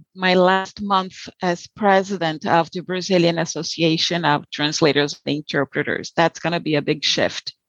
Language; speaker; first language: English; non-native, fluent; Portuguese